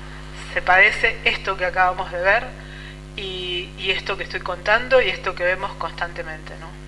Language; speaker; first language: Spanish; native; Spanish